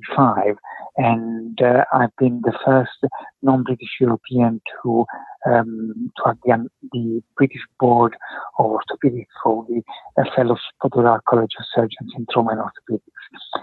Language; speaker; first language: English; non-native, fluent; Italian